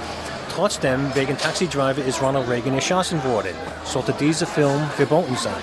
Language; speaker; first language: German; non-native, fluent; English